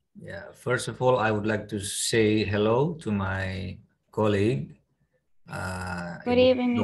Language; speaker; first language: English; non-native, fluent; Indonesian